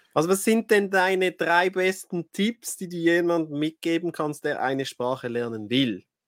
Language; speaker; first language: German; native; German